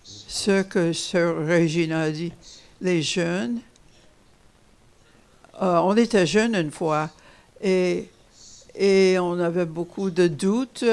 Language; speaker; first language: French; non-native, fluent; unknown